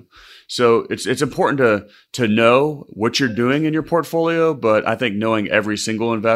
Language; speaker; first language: English; native; English